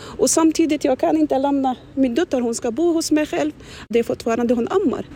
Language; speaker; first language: Swedish; non-native, learner; Arabic